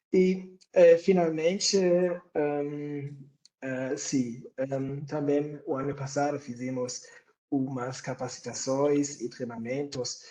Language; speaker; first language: Portuguese; non-native, fluent; German